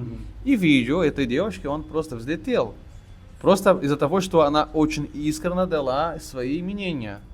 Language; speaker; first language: Russian; non-native, fluent; Portuguese